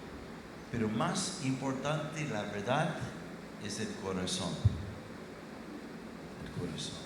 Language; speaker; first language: Spanish; non-native, fluent; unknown